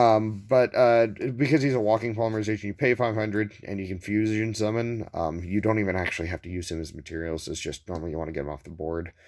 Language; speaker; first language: English; native; English